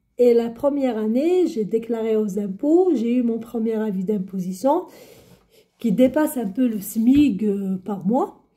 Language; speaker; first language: French; non-native, local second language; Arabic